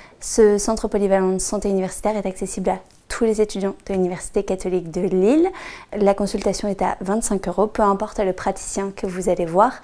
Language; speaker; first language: French; native; French